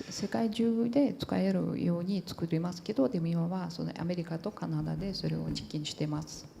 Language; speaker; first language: Japanese; non-native, fluent; Portuguese